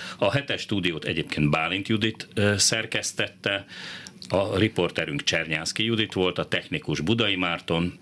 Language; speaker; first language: Hungarian; native; Hungarian